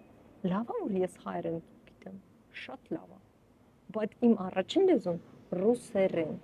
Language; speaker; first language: Armenian; non-native, fluent; Russian